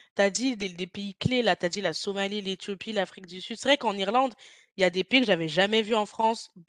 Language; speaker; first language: French; native; French